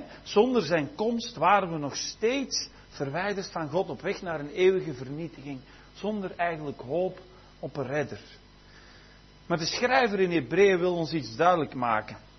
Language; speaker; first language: Dutch; native; Dutch